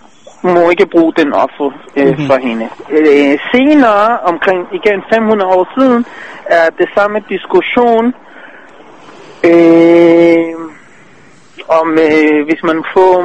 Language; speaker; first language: Danish; non-native, fluent; Hebrew